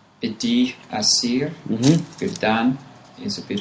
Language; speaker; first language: Arabic; non-native, learner; English